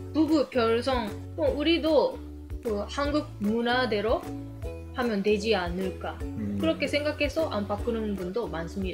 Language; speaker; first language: Korean; non-native, learner; Japanese